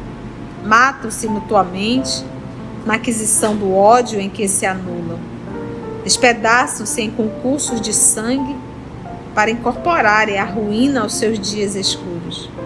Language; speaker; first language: Portuguese; native; Portuguese